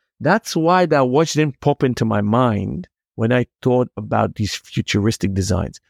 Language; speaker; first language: English; non-native, fluent; Hebrew